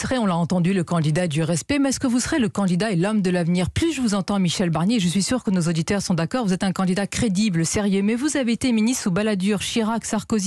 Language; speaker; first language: French; native; French